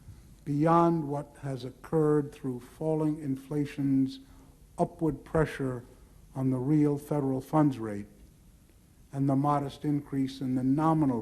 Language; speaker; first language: English; native; English